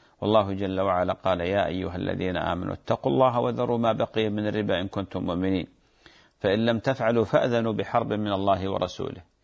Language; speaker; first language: Arabic; native; Arabic